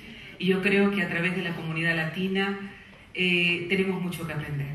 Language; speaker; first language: Spanish; native; Spanish